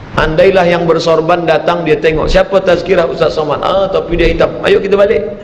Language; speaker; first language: Malay; native; Malay